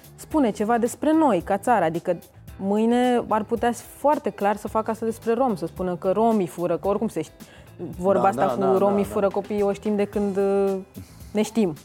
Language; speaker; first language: Romanian; native; Romanian